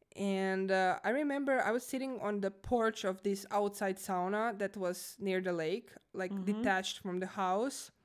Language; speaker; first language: English; non-native, fluent; Croatian